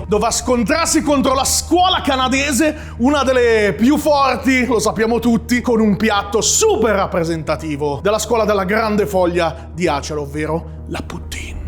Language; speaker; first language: Italian; native; Italian